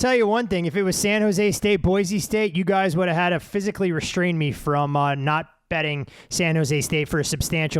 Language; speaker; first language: English; native; English